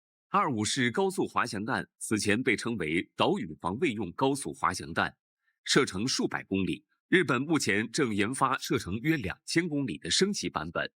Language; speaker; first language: Chinese; native; Chinese